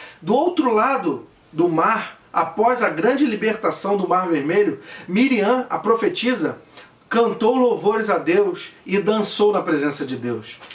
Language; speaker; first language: Portuguese; native; Portuguese